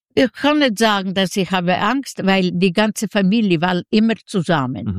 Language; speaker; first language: German; non-native, learner; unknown